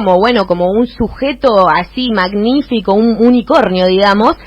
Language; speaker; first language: Spanish; native; Spanish